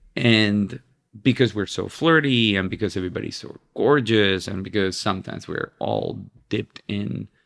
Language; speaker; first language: English; non-native, fluent; Spanish